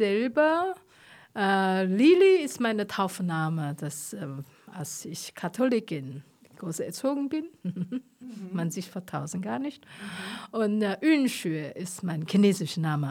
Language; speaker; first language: German; non-native, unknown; Chinese